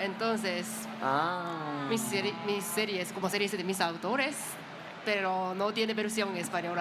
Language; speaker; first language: Spanish; non-native, learner; Japanese